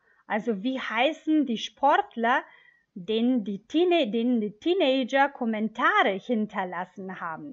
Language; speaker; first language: German; non-native, fluent; Macedonian